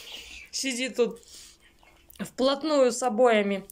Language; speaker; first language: Russian; native; Russian